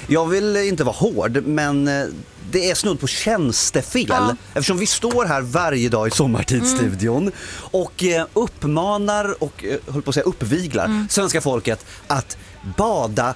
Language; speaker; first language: Swedish; native; Swedish